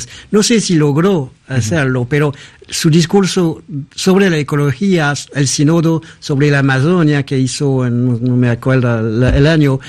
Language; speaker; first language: Spanish; non-native, fluent; French